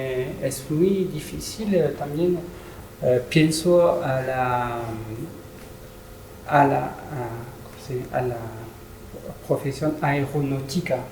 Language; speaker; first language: Spanish; non-native, learner; French